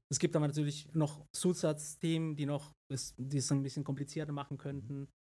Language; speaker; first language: German; non-native, fluent; Spanish